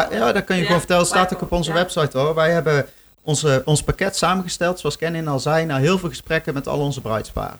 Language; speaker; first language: Dutch; native; Dutch